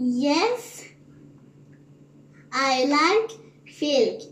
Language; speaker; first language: English; non-native, learner; Turkish